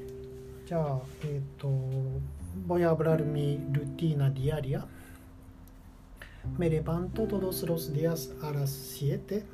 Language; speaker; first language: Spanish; non-native, learner; Japanese